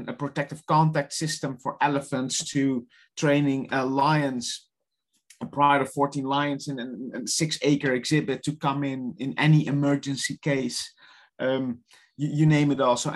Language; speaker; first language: English; non-native, fluent; Dutch